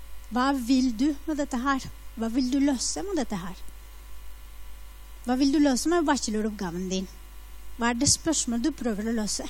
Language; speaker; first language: Norwegian; non-native, fluent; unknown